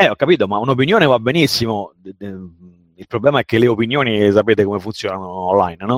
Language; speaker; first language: Italian; native; Italian